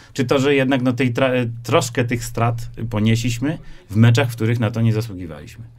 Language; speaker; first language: Polish; native; Polish